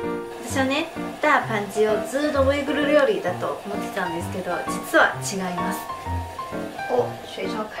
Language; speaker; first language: Japanese; non-native, fluent; Chinese